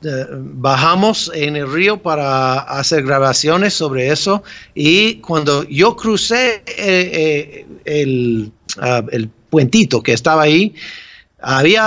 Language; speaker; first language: Spanish; non-native, fluent; English